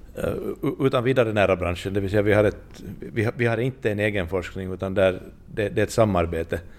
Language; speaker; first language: Swedish; non-native, fluent; Finnish